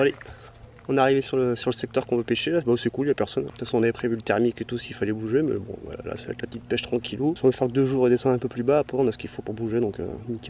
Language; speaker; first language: French; native; French